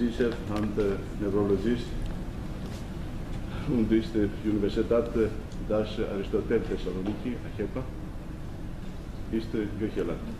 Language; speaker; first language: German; non-native, learner; Greek